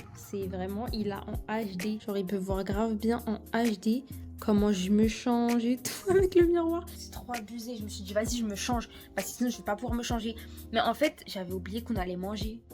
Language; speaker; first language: French; native; French